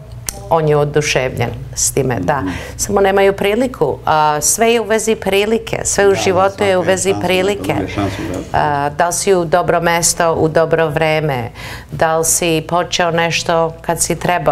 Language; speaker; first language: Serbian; early bilingual, heritage; Serbian